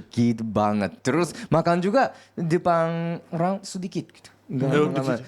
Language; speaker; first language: Indonesian; non-native, learner; Japanese